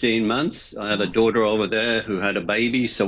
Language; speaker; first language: English; native; English